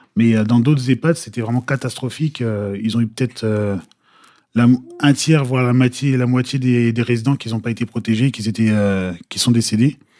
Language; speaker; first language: French; native; French